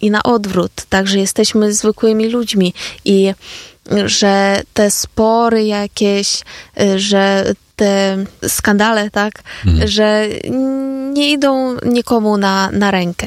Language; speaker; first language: Polish; non-native, fluent; Ukrainian